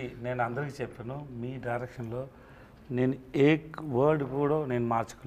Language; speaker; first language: Telugu; non-native, learner; Tamil